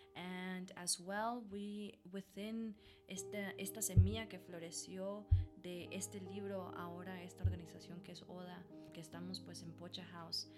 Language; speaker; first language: Spanish; early bilingual, heritage; Spanish